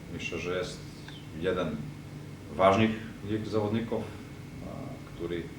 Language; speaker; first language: Polish; non-native, fluent; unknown